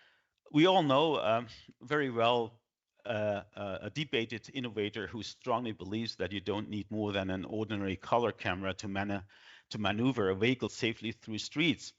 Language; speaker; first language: English; non-native, fluent; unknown